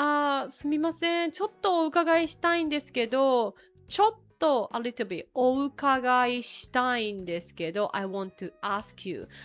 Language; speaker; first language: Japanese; non-native, fluent; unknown